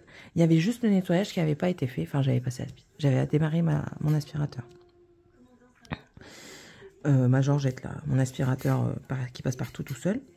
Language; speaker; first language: French; native; French